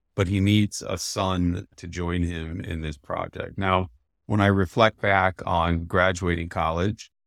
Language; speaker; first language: English; native; English